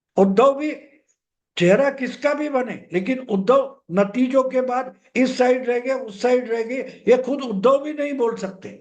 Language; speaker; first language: Hindi; non-native, local second language; Marathi